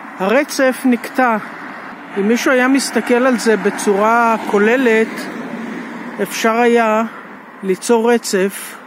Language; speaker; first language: Hebrew; native; Hebrew